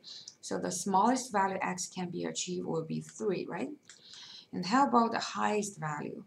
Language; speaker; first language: English; non-native, fluent; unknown